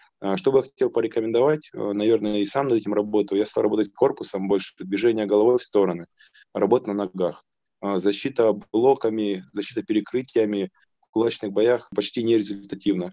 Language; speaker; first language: Russian; native; Russian